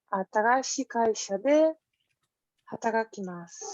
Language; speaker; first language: Japanese; non-native, learner; Polish